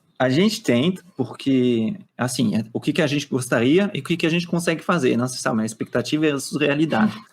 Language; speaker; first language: Portuguese; non-native, fluent; French